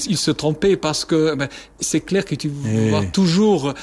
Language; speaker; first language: French; non-native, fluent; German